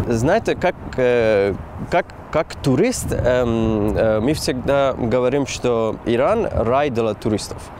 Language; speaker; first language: Ukrainian; non-native, learner; Persian